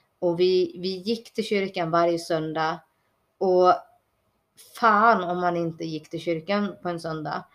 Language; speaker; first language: Swedish; early bilingual, other home language; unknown